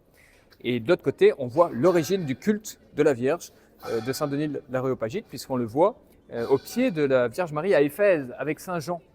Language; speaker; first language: French; native; French